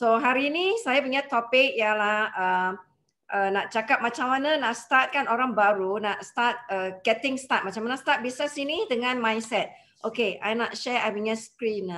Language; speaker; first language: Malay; non-native, local second language; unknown